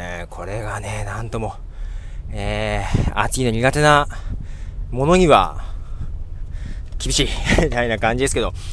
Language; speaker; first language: Japanese; native; Japanese